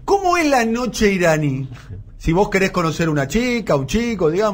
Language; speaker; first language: Spanish; native; Spanish